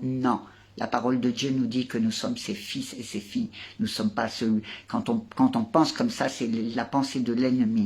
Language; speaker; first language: French; native; French